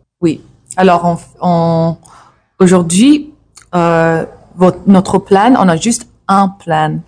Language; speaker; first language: French; non-native, learner; English